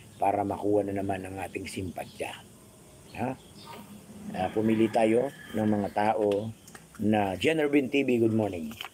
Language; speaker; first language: Filipino; non-native, local second language; Pampanga